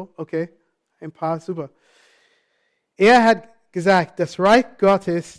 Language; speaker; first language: German; non-native, fluent; English